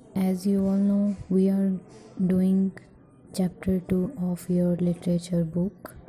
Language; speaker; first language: English; non-native, local second language; Punjabi